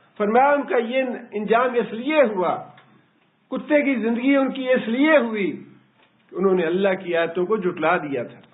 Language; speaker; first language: Urdu; non-native, local second language; Punjabi